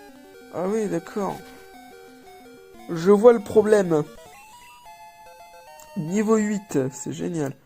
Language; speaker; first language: French; native; French